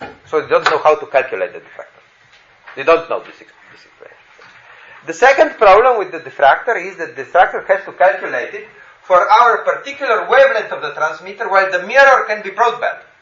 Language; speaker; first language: English; non-native, fluent; Slovenian